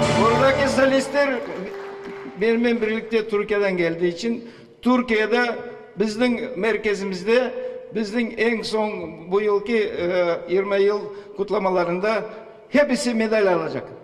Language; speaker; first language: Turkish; non-native, learner; Kazakh